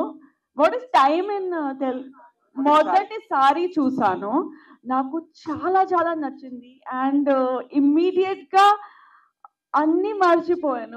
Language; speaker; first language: Telugu; non-native, local second language; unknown